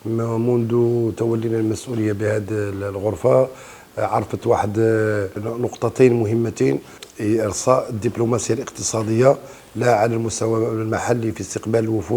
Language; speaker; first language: Arabic; native; Arabic